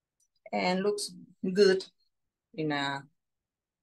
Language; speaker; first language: English; non-native, learner; Spanish